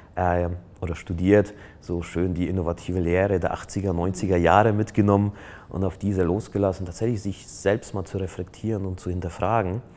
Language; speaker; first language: German; non-native, fluent; Polish